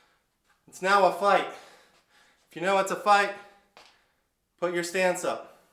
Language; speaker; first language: English; native; English